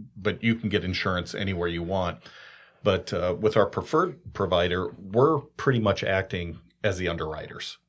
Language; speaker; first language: English; native; English